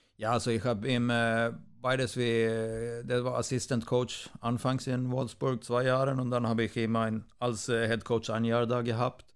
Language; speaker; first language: German; non-native, fluent; Swedish